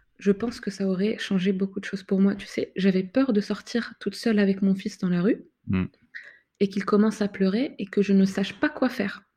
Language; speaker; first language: French; non-native, local second language; Arabic